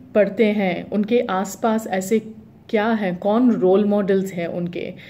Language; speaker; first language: Hindi; native; Hindi